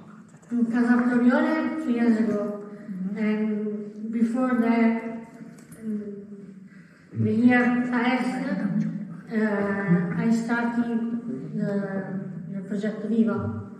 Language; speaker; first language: English; non-native, learner; Italian